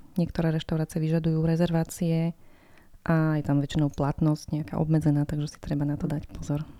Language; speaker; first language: Slovak; native; Slovak